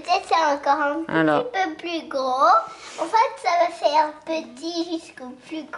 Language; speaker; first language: French; early bilingual, heritage; French